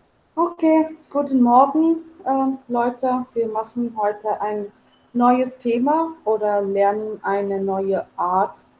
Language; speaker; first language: German; non-native, fluent; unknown